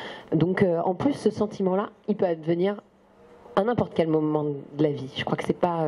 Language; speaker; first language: French; native; French